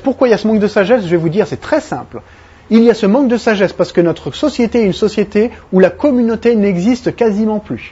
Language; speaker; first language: French; native; French